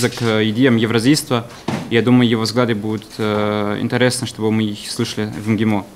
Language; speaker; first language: Russian; non-native, fluent; German